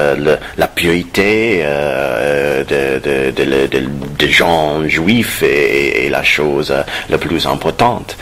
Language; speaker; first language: French; non-native, fluent; English